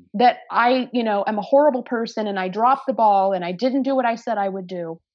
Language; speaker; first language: English; native; English